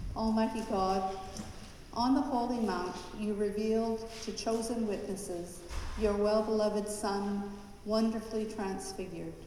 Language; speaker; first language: English; native; English